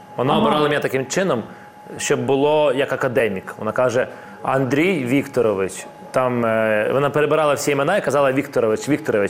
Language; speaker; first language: Ukrainian; non-native, local second language; Russian